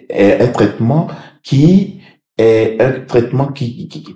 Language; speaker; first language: French; native; French